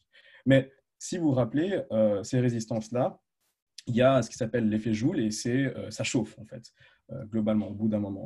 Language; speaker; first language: French; native; French